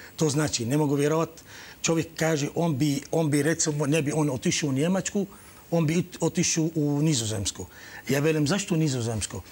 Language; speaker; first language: Croatian; non-native, fluent; Arabic